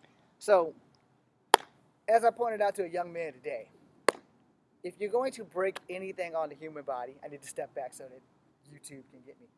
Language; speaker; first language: English; native; English